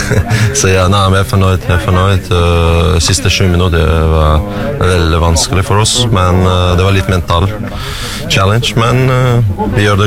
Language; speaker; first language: Norwegian; non-native, learner; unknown